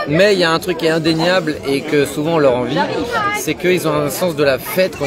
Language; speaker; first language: French; native; French